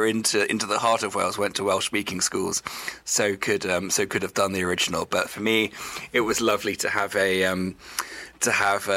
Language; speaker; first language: English; native; English